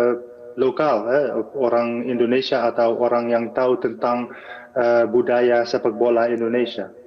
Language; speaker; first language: Indonesian; non-native, fluent; Dutch